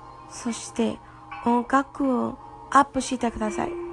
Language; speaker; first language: Japanese; non-native, learner; English